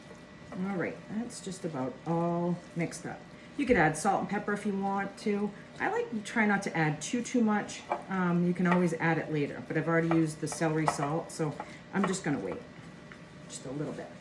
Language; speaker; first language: English; native; English